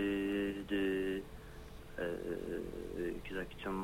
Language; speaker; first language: French; non-native, learner; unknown